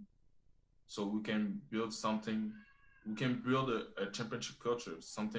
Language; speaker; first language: English; non-native, fluent; French